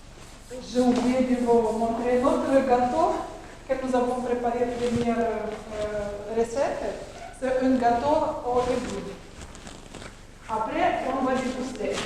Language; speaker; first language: French; non-native, learner; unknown